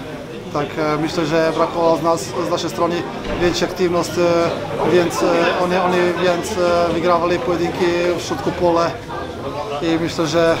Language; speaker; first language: Polish; non-native, learner; Croatian